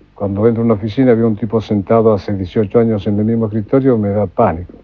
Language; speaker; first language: Spanish; native; Spanish